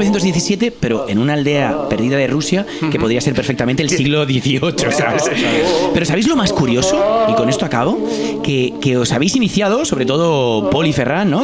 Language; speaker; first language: Spanish; non-native, local second language; Catalan